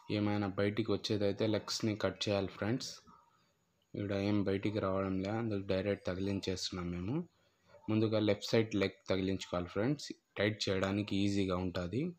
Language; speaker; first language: Telugu; non-native, local second language; Urdu